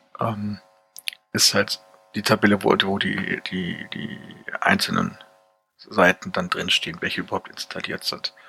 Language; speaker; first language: German; native; German